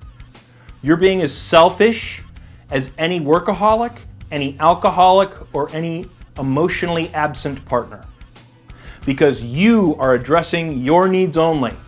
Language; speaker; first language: English; native; English